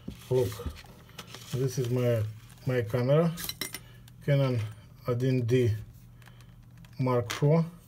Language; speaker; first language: English; non-native, learner; Russian